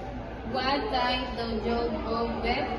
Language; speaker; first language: English; non-native, learner; Spanish